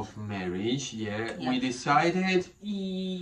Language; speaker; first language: English; non-native, fluent; Italian